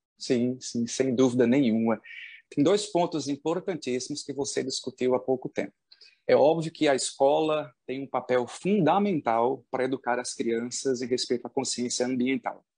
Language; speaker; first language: Portuguese; native; Portuguese